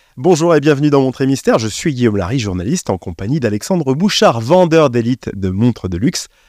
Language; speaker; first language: French; native; French